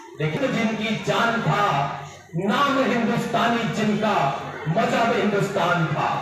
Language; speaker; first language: Hindi; non-native, local second language; Kannada